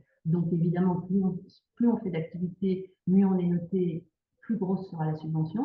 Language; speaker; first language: French; native; French